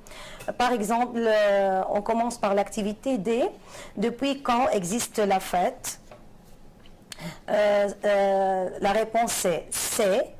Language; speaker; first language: French; non-native, fluent; Arabic